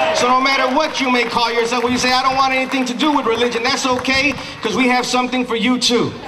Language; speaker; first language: English; early bilingual, other home language; Spanish